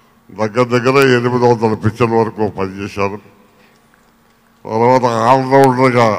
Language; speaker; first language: Telugu; native; Telugu